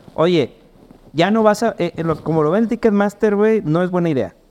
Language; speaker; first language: Spanish; native; Spanish